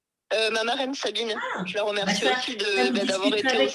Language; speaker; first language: French; native; French